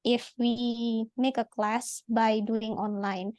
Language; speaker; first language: English; non-native, learner; Indonesian